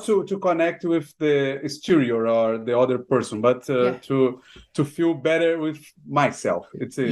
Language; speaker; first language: English; non-native, fluent; Portuguese